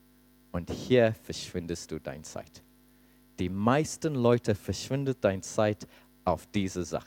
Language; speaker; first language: German; non-native, fluent; English